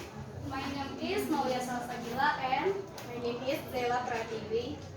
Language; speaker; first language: English; non-native, learner; Indonesian